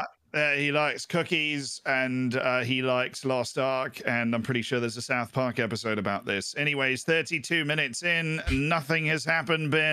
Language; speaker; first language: English; native; English